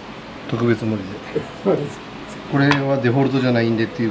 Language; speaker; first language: Japanese; native; Japanese